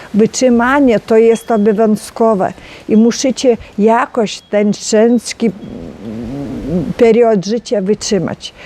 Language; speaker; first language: Polish; non-native, learner; Ukrainian